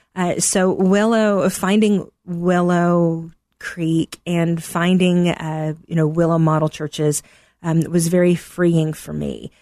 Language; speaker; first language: English; native; English